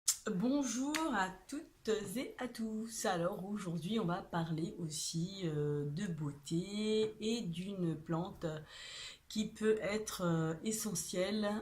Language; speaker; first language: French; native; French